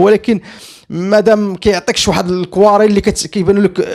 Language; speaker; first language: Arabic; native; Arabic